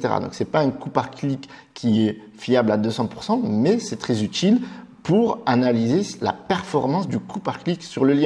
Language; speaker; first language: French; native; French